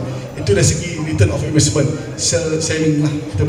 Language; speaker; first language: Malay; native; Malay